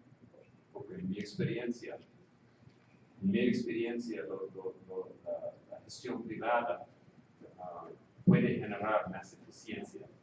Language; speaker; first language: Spanish; non-native, fluent; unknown